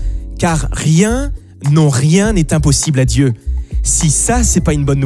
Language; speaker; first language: French; native; French